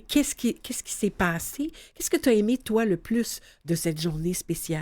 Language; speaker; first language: French; native; French